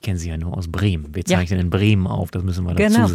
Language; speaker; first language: German; native; German